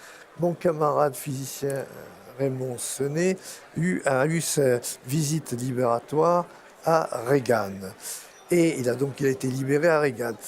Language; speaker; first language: French; native; French